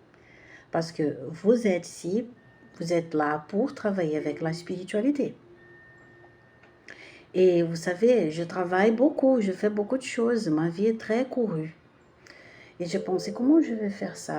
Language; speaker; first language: French; non-native, fluent; Portuguese